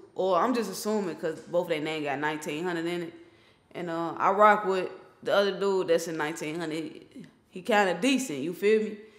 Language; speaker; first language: English; native; English